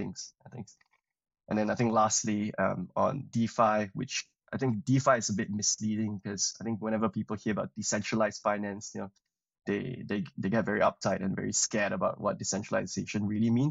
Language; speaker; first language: English; non-native, local second language; Chinese